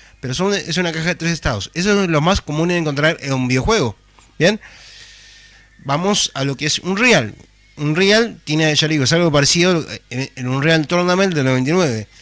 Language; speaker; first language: Spanish; native; Spanish